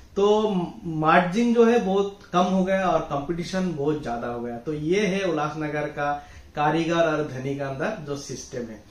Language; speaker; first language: Hindi; non-native, local second language; Bangla